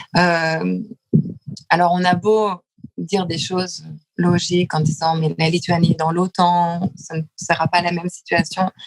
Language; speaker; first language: French; early bilingual, other home language; Lithuanian